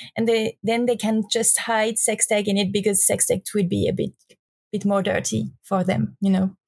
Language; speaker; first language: English; non-native, fluent; French